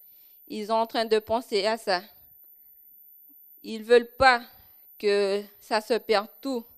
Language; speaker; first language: French; non-native, local second language; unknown